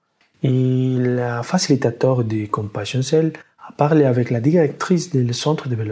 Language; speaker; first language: French; non-native, learner; Spanish